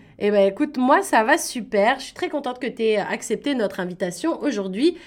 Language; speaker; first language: French; native; French